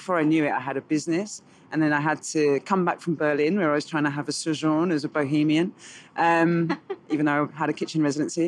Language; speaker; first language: English; native; English